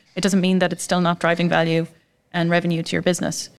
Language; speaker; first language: English; native; English